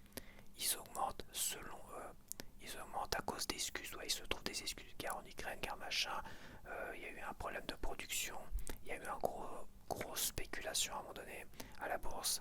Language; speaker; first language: French; native; French